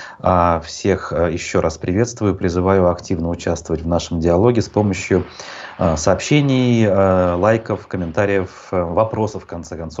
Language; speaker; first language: Russian; native; Russian